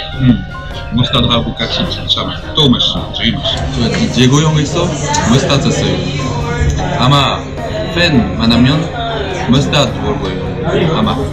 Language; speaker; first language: Korean; non-native, learner; French